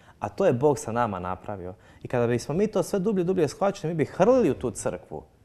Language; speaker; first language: Croatian; native; Croatian